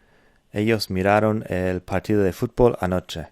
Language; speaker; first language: Spanish; non-native, fluent; English